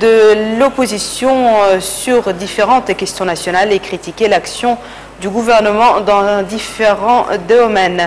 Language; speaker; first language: French; non-native, local second language; Arabic